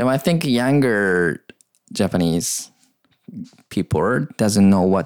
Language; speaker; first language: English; non-native, learner; Japanese